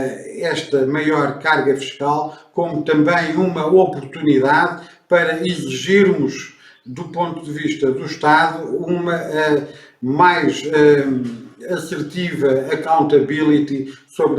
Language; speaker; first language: Portuguese; native; Portuguese